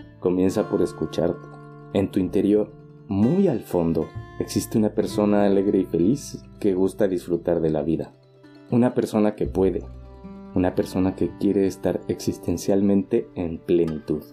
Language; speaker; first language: Spanish; native; Spanish